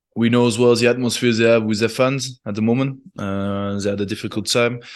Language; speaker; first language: English; non-native, fluent; French